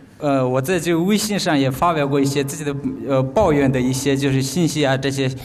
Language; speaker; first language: Chinese; non-native, local second language; Tibetan